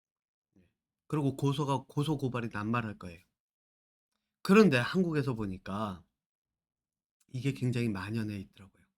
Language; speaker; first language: Korean; native; Korean